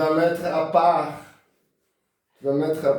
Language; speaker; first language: French; non-native, fluent; Dutch